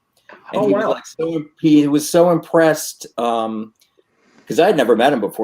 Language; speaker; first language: English; native; English